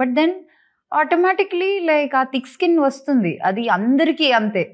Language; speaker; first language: Telugu; non-native, fluent; Malayalam